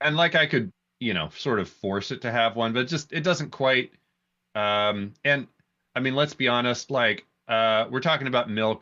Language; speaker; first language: English; native; English